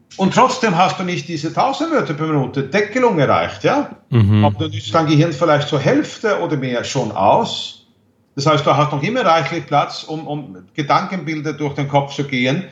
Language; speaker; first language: German; non-native, fluent; Swedish